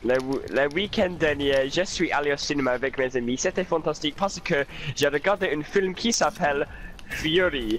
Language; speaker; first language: French; non-native, learner; English